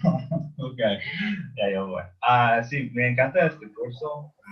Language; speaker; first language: Spanish; non-native, learner; English